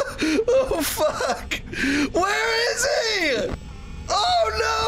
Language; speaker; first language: English; native; English